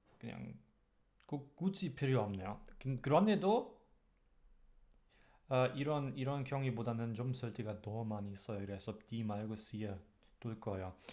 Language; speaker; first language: Korean; non-native, learner; German